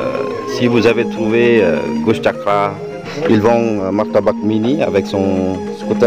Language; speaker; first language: French; non-native, fluent; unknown